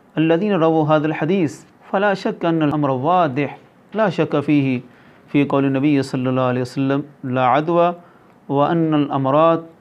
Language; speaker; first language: Arabic; non-native, fluent; Urdu